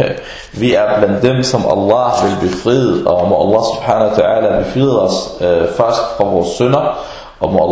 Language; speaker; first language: Danish; early bilingual, other home language; Arabic